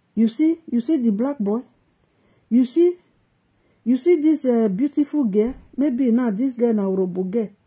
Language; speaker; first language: Nigerian Pidgin; native; Nigerian Pidgin